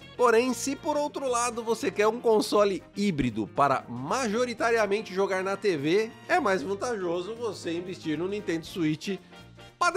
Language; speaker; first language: Portuguese; native; Portuguese